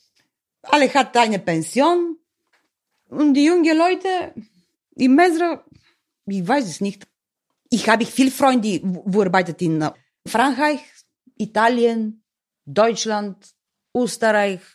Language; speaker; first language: German; non-native, learner; Bulgarian